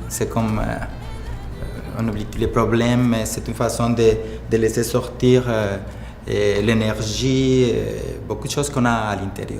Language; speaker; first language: French; non-native, fluent; Spanish